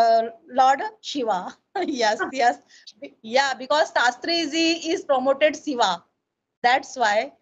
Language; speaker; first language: English; non-native, learner; Hindi